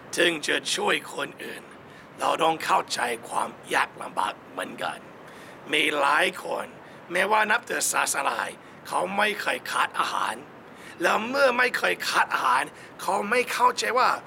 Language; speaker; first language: Thai; non-native, fluent; English